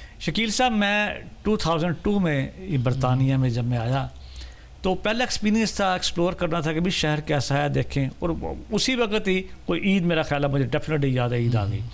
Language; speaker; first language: Urdu; native; Urdu